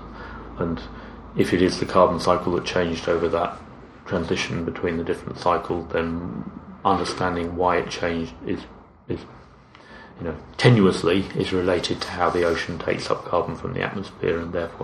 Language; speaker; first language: English; native; English